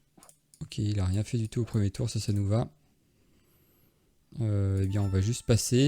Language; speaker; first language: French; native; French